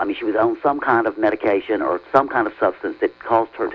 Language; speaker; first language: English; native; English